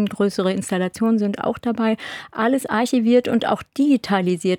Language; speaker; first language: German; native; German